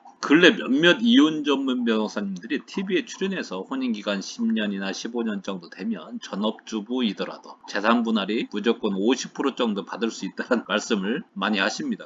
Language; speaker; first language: Korean; native; Korean